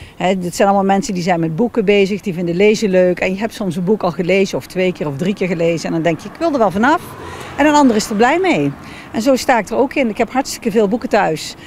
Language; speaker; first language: Dutch; native; Dutch